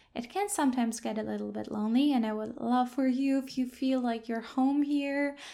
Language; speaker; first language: English; non-native, fluent; German